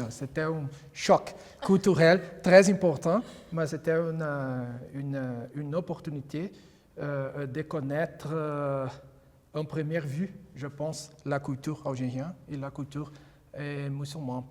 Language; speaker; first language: French; non-native, fluent; Portuguese